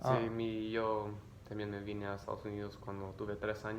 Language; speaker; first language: Spanish; early bilingual, other home language; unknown